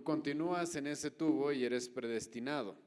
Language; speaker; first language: Spanish; native; Spanish